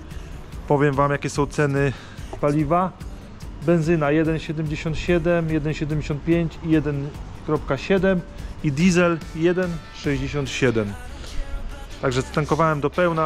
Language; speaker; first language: Polish; native; Polish